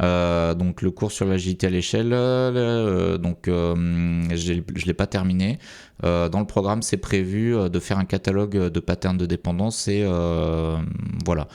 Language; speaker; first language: French; native; French